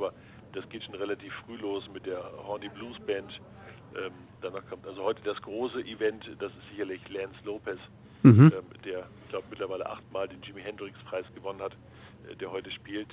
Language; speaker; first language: German; native; German